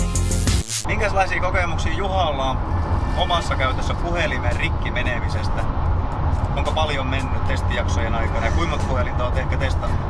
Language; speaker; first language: Finnish; native; Finnish